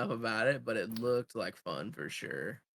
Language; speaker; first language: English; native; English